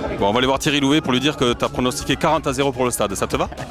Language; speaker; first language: French; native; French